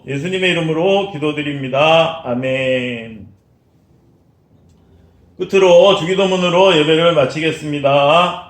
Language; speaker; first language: Korean; native; Korean